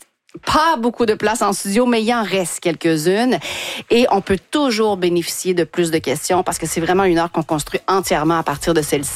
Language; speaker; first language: French; native; French